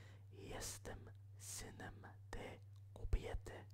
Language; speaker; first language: Polish; non-native, learner; English